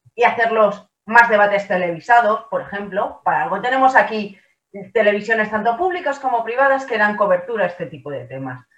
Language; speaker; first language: Spanish; native; Spanish